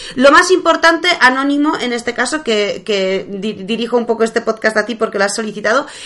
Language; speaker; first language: Spanish; non-native, fluent; Polish